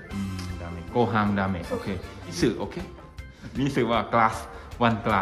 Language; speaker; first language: Japanese; non-native, learner; Thai